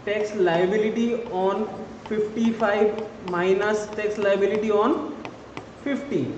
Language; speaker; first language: Hindi; non-native, local second language; Assamese